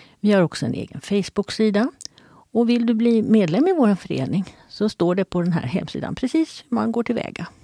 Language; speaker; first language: Swedish; native; Swedish